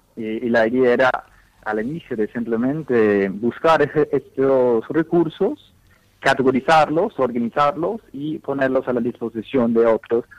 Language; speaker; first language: Spanish; non-native, fluent; English